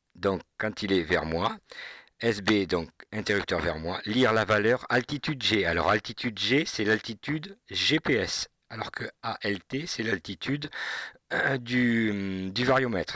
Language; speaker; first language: French; native; French